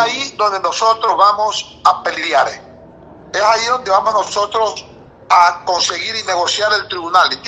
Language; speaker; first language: Spanish; native; Spanish